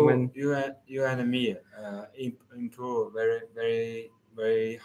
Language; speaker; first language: English; non-native, learner; Chinese